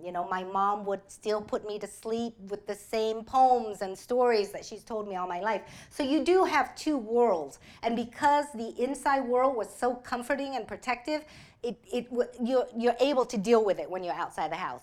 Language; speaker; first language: English; early bilingual, other home language; Vietnamese